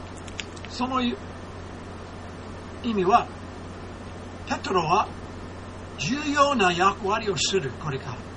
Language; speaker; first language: Japanese; non-native, fluent; English